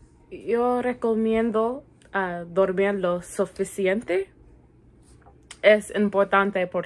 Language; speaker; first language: Spanish; non-native, learner; English